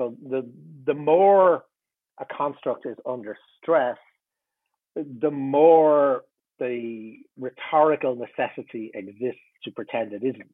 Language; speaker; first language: English; native; English